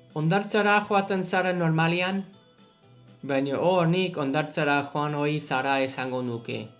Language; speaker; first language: Basque; non-native, learner; English